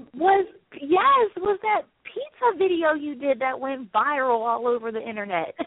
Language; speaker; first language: English; native; English